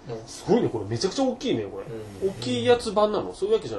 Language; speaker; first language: Japanese; native; Japanese